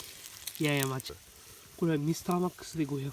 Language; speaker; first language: Japanese; native; Japanese